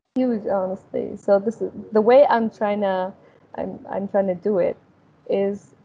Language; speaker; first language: English; early bilingual, other home language; Arabic